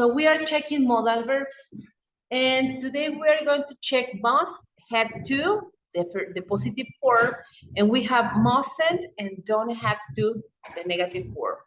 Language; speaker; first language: English; non-native, fluent; Spanish